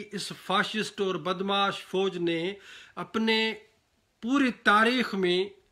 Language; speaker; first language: Urdu; non-native, local second language; Sindhi